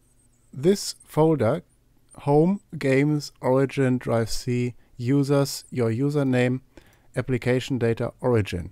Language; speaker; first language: English; non-native, fluent; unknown